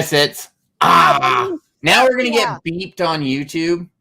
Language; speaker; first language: English; native; English